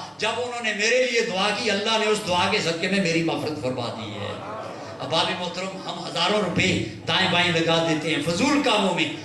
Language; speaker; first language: Urdu; non-native, local second language; Punjabi